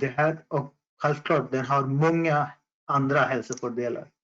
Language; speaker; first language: Swedish; non-native, fluent; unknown